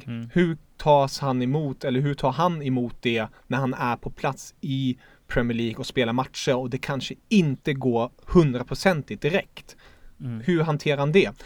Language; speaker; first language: Swedish; non-native, fluent; German